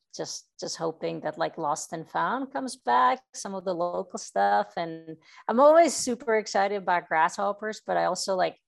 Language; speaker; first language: English; non-native, fluent; Czech